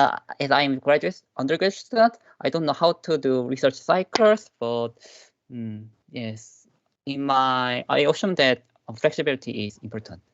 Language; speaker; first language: English; non-native, learner; Korean